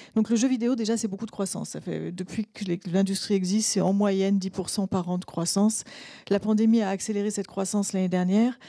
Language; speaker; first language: French; native; French